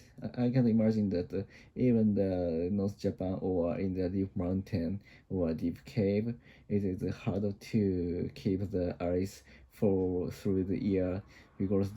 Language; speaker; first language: English; non-native, learner; Japanese